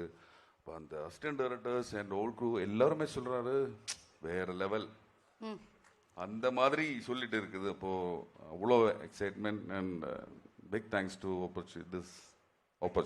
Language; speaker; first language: Tamil; non-native, learner; Malayalam